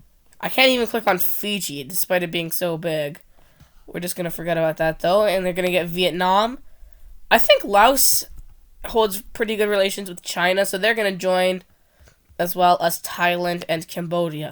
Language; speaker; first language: English; non-native, fluent; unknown